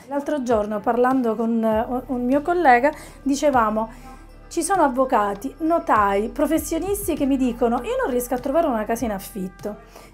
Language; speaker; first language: Italian; native; Italian